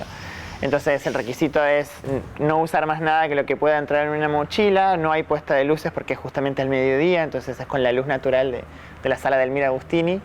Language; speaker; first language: Spanish; native; Spanish